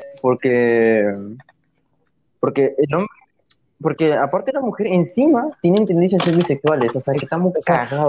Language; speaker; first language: Spanish; native; Spanish